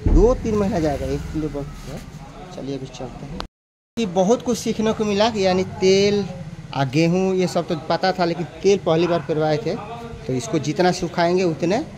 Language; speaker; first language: Hindi; native; Hindi